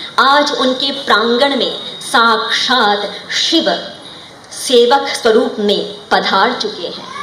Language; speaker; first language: Hindi; non-native, local second language; Maithili